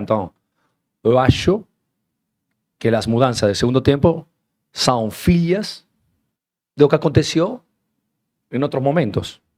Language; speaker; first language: Portuguese; non-native, learner; Spanish